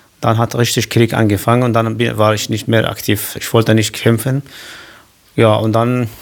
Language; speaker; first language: German; non-native, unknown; Kurdish